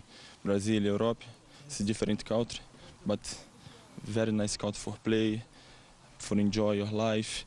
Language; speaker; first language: English; non-native, learner; Portuguese